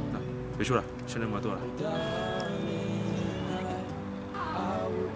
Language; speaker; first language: Chinese; non-native, learner; Vietnamese